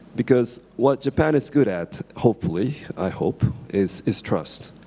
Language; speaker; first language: English; non-native, fluent; Japanese